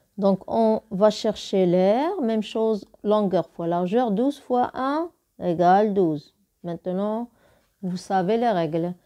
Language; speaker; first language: French; non-native, local second language; Arabic